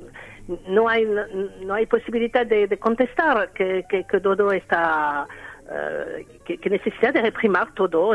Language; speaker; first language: Spanish; non-native, learner; French